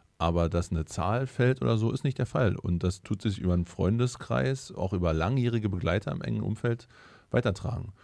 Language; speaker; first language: German; native; German